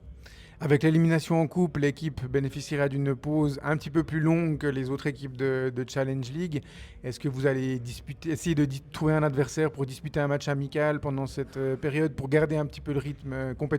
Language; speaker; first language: French; native; French